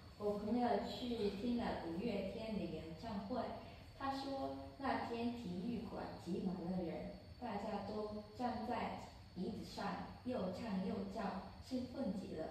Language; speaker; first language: Chinese; non-native, learner; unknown